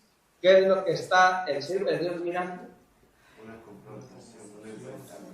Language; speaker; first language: Spanish; native; Spanish